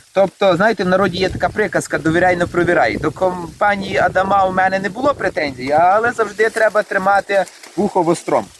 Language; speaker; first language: Ukrainian; native; Ukrainian